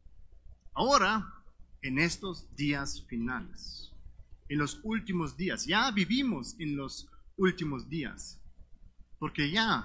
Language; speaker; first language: Spanish; non-native, fluent; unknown